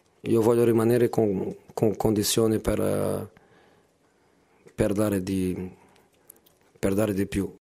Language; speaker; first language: Italian; non-native, fluent; Portuguese